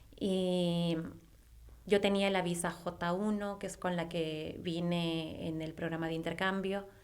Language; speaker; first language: Spanish; native; Spanish